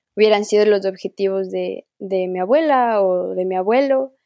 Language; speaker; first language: Spanish; non-native, local second language; Quechua